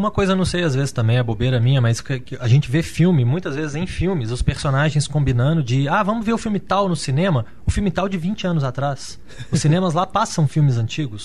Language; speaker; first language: Portuguese; native; Portuguese